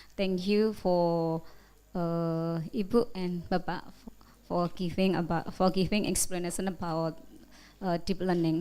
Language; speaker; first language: English; non-native, learner; Indonesian